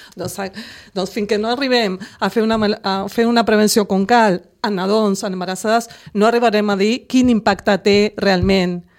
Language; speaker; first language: Catalan; non-native, local second language; Spanish